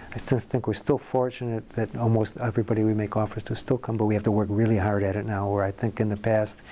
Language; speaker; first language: English; native; English